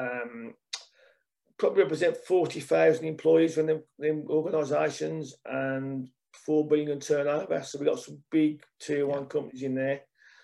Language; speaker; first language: English; native; English